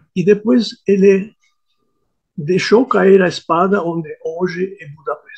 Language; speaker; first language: Portuguese; non-native, fluent; Hungarian